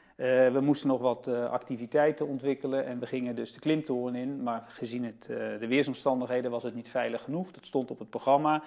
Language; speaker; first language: Dutch; native; Dutch